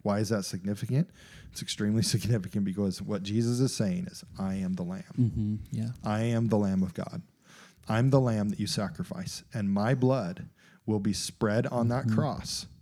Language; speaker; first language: English; native; English